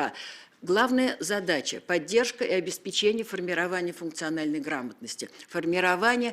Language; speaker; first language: Russian; native; Russian